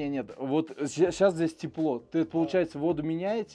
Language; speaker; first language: Russian; native; Russian